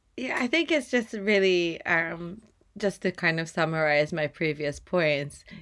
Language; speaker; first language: English; native; English